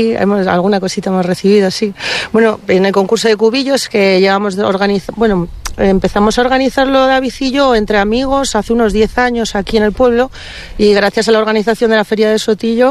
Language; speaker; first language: Spanish; native; Spanish